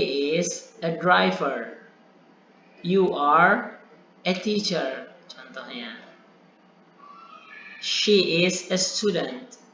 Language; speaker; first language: English; non-native, learner; Indonesian